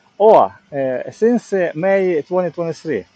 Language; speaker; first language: English; non-native, learner; Ukrainian